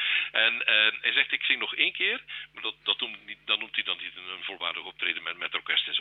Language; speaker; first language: Dutch; native; Dutch